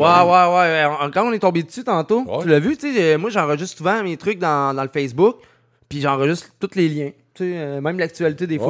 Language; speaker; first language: French; native; French